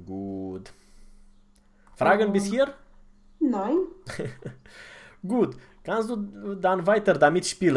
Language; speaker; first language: German; non-native, fluent; Romanian